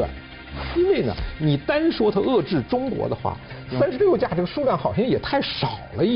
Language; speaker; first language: Chinese; native; Chinese